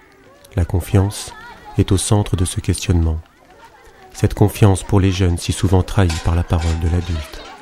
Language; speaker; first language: French; native; French